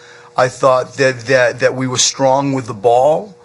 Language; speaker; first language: English; native; English